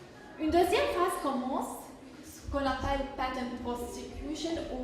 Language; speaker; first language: French; non-native, fluent; English